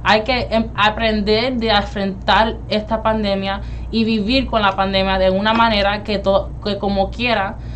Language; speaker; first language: Spanish; early bilingual, heritage; Spanish